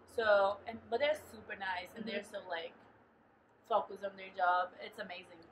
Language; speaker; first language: English; non-native, fluent; Portuguese